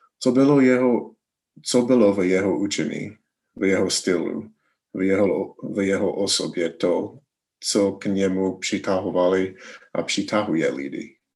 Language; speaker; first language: Czech; non-native, learner; English